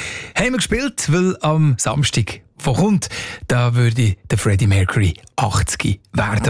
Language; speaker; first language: German; native; German